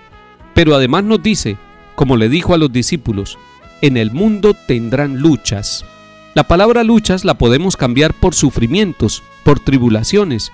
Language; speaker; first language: Spanish; native; Spanish